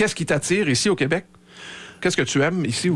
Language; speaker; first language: French; native; French